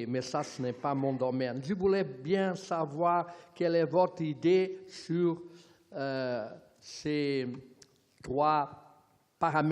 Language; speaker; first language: French; non-native, fluent; Portuguese